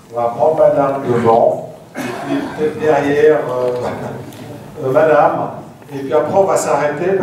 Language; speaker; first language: French; native; French